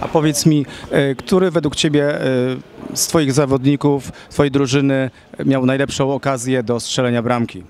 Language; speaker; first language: Polish; native; Polish